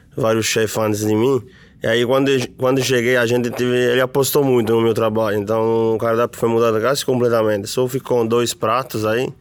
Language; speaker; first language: Portuguese; non-native, fluent; Italian